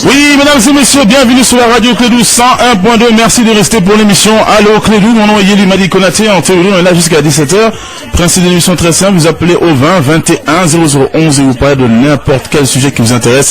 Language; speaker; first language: French; non-native, local second language; Bambara